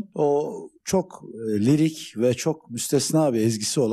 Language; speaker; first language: Turkish; native; Turkish